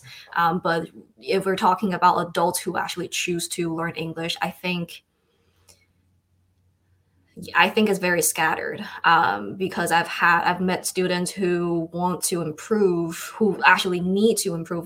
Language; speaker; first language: English; non-native, fluent; Chinese